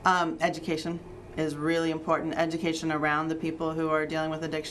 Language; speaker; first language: English; native; English